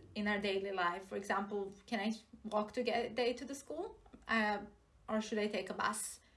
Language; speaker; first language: English; non-native, fluent; Serbian